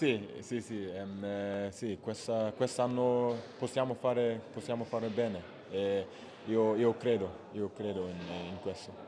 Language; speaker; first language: Italian; non-native, learner; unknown